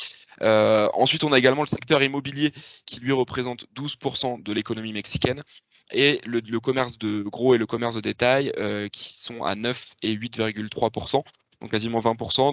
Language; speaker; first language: French; native; French